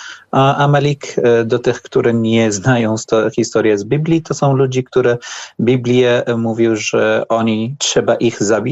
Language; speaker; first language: Polish; non-native, learner; Arabic